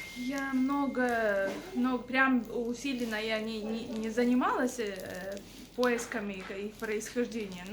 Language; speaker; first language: Russian; native; Russian